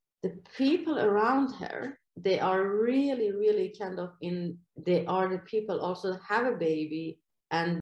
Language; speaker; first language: English; non-native, fluent; Persian